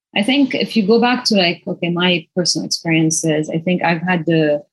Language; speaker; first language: English; non-native, fluent; Arabic